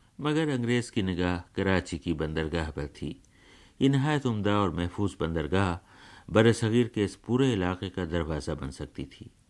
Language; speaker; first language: Urdu; native; Urdu